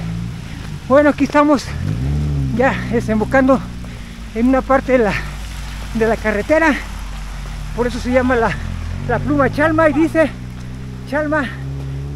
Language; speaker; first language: Spanish; native; Spanish